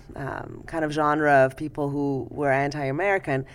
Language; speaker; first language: English; early bilingual, other home language; Persian